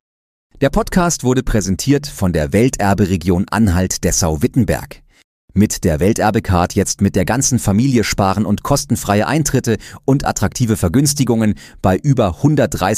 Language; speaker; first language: German; native; German